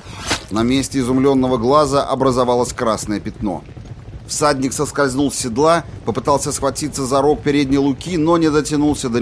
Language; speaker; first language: Russian; native; Russian